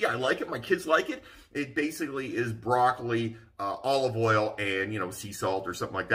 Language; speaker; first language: English; native; English